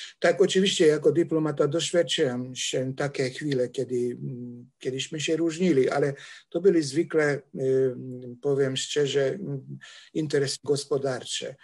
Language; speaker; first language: Polish; non-native, fluent; Hungarian